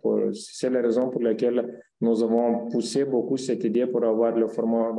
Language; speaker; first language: French; non-native, fluent; Lithuanian